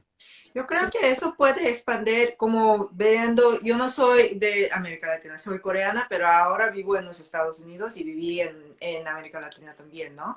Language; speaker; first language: Spanish; non-native, fluent; Korean